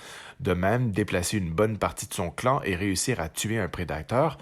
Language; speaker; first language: French; native; French